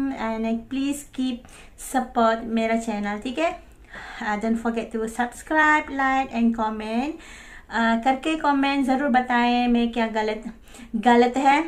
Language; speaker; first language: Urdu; non-native, learner; Malay